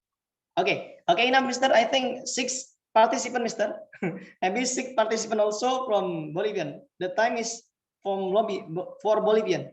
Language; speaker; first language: English; non-native, fluent; Indonesian